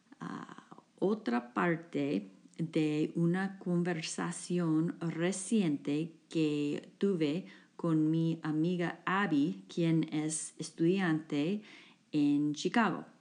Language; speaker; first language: Spanish; non-native, fluent; English